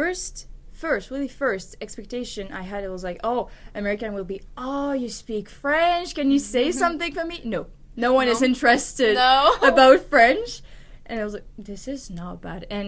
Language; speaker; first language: English; non-native, learner; French